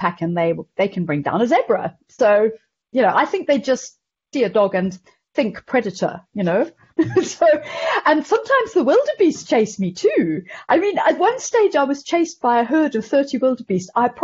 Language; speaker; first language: English; native; English